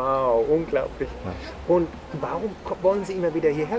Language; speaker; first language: German; native; German